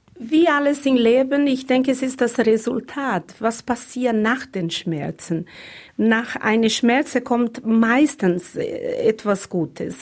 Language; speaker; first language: German; non-native, fluent; Portuguese